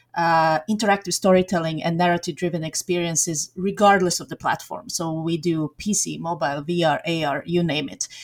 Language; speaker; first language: English; non-native, fluent; Serbian